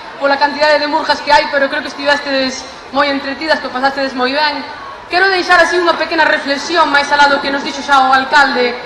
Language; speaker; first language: Galician; native; Galician